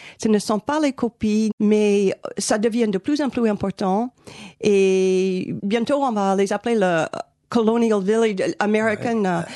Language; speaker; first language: French; non-native, fluent; English